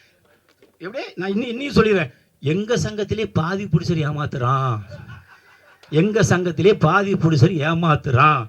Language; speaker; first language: Tamil; native; Tamil